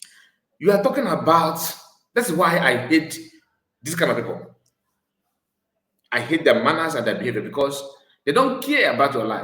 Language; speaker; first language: English; non-native, local second language; Igbo